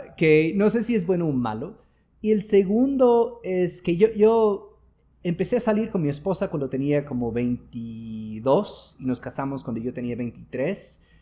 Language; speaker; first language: Spanish; non-native, fluent; English